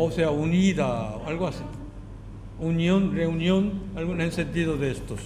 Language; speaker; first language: Spanish; non-native, fluent; Korean